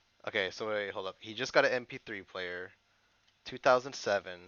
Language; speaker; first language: English; native; English